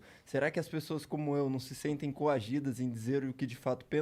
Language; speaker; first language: Portuguese; native; Portuguese